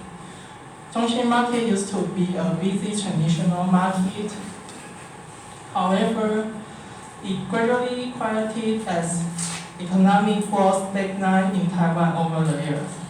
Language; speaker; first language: English; non-native, learner; Chinese